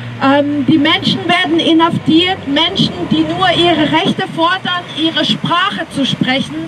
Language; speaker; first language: German; early bilingual, other home language; Tibetan